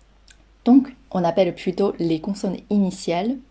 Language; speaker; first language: French; non-native, fluent; Chinese